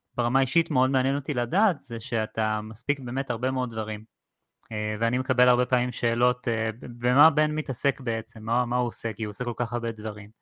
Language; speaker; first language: Hebrew; native; Hebrew